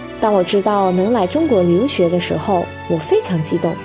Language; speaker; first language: Chinese; early bilingual, heritage; Indonesian